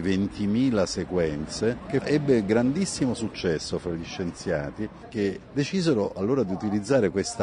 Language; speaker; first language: Italian; native; Italian